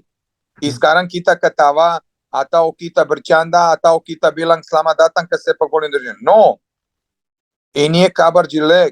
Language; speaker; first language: Indonesian; non-native, fluent; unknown